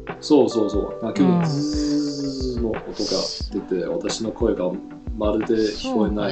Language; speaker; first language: Japanese; non-native, fluent; Chinese